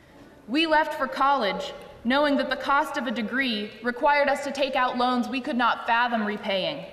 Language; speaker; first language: English; native; English